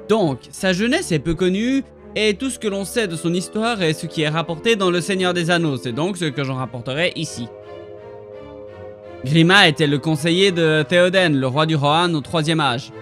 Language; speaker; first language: French; native; French